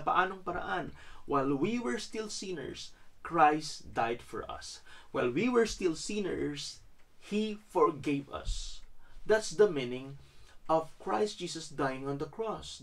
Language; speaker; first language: English; non-native, local second language; Filipino